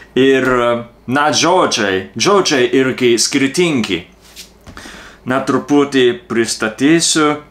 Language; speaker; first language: Lithuanian; non-native, learner; Japanese